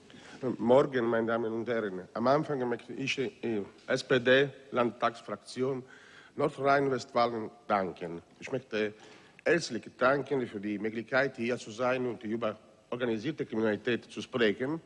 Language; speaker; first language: German; non-native, fluent; Italian